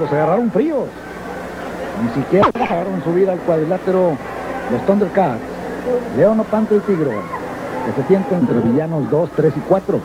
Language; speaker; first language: Spanish; native; Spanish